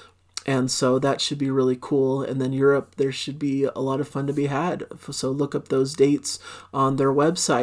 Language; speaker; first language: English; native; English